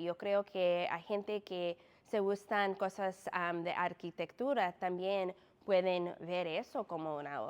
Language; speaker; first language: Spanish; non-native, fluent; English